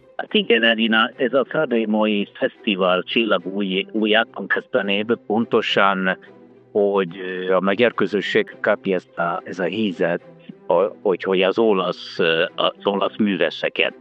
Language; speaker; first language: Hungarian; non-native, learner; Italian